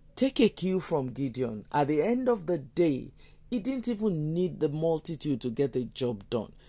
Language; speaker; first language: English; non-native, local second language; Yoruba